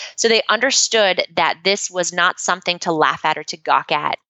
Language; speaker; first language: English; native; English